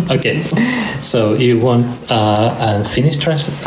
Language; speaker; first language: English; non-native, fluent; Finnish